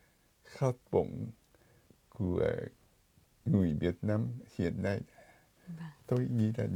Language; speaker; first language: Vietnamese; non-native, fluent; Japanese